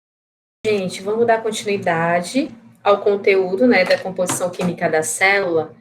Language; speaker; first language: Portuguese; native; Portuguese